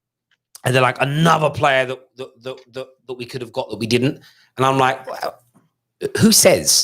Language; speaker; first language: English; native; English